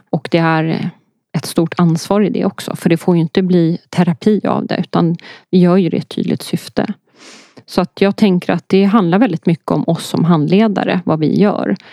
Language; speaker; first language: Swedish; early bilingual, other home language; Polish